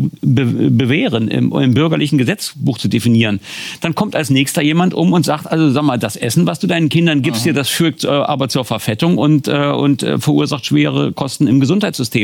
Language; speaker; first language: German; native; German